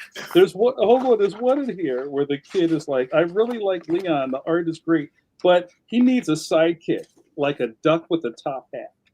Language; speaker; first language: English; native; English